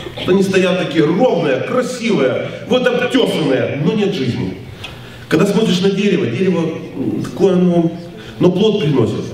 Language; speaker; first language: Russian; native; Russian